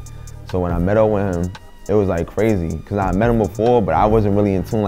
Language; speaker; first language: English; native; English